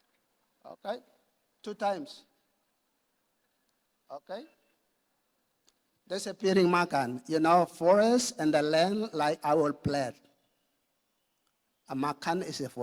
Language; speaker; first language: English; non-native, learner; Indonesian